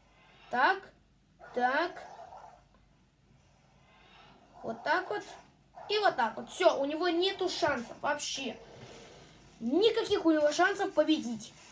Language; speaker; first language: Russian; native; Russian